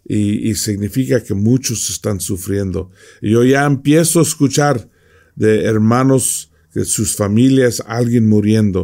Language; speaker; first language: Spanish; non-native, fluent; English